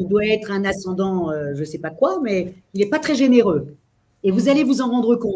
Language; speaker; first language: French; native; French